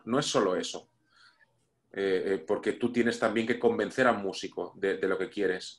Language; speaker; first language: Spanish; native; Spanish